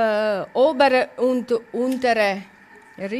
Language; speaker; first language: German; non-native, learner; Italian